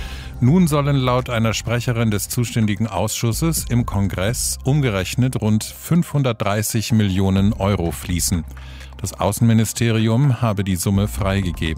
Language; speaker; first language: German; native; German